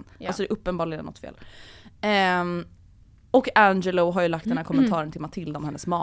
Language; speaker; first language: Swedish; native; Swedish